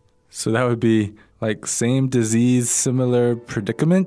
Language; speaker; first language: English; native; English